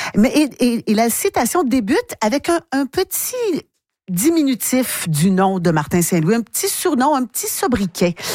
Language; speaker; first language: French; native; French